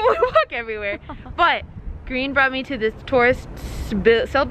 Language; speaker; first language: English; native; English